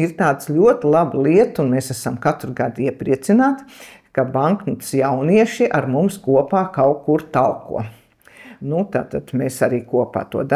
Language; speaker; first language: Latvian; native; Latvian